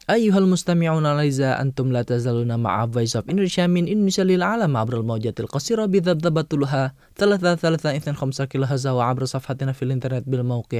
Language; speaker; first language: Arabic; non-native, fluent; Indonesian